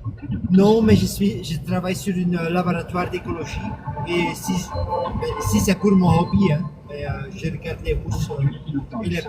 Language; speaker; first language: French; non-native, fluent; Dutch